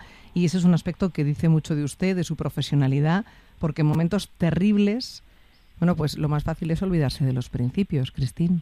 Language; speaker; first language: Spanish; native; Spanish